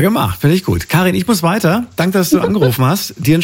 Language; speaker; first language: German; native; German